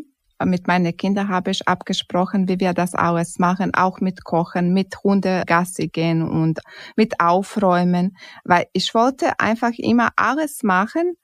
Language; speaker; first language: German; non-native, fluent; Croatian